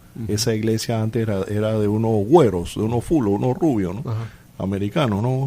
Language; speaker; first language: Spanish; native; Spanish